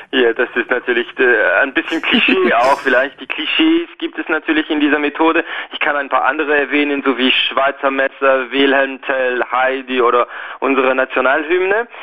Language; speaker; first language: German; non-native, local second language; French